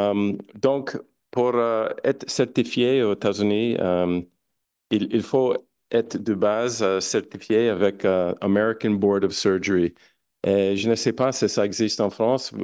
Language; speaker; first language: French; non-native, fluent; English